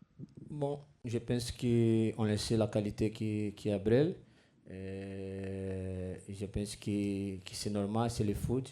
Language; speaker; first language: French; non-native, fluent; Portuguese